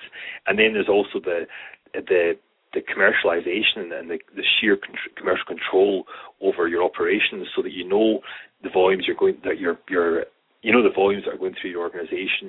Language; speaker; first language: English; native; English